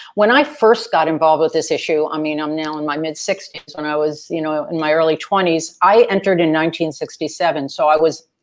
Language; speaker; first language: English; native; English